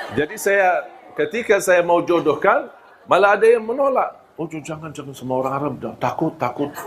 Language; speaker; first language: Malay; non-native, fluent; Arabic